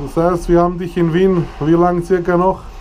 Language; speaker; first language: German; native; German